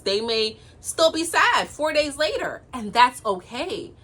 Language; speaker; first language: English; native; English